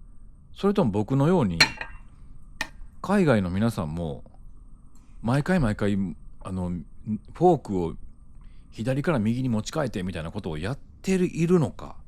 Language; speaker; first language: Japanese; native; Japanese